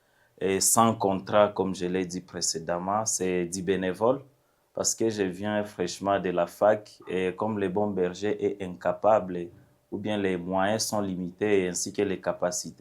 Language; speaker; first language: French; non-native, local second language; Swahili